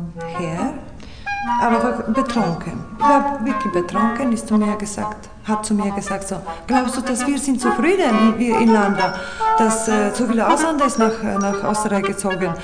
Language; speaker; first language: German; non-native, learner; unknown